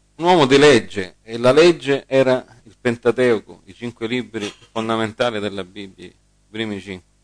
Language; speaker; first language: Italian; early bilingual, heritage; English